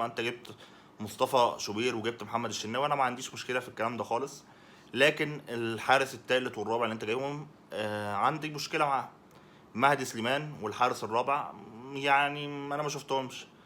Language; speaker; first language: Arabic; native; Arabic